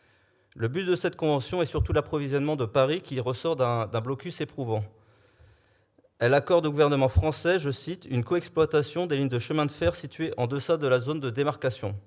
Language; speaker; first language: French; native; French